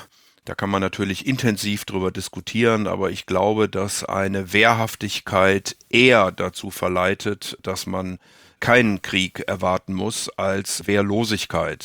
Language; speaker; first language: German; native; German